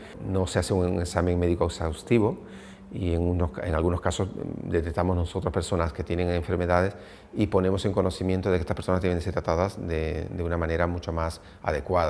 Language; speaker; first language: Spanish; native; Spanish